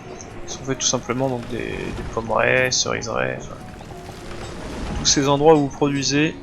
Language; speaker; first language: French; native; French